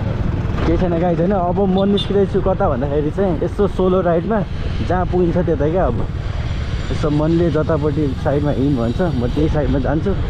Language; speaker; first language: Nepali; native; Nepali